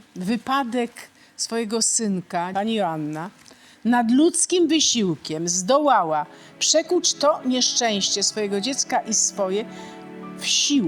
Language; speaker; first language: Polish; native; Polish